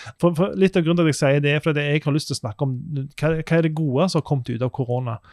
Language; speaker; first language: Norwegian; native; Norwegian